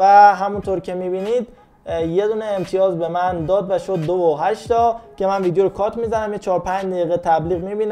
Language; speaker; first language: Persian; native; Persian